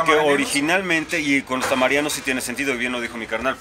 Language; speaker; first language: Spanish; native; Spanish